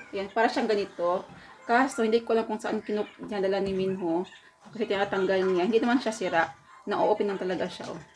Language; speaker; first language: Filipino; non-native, local second language; Cebuano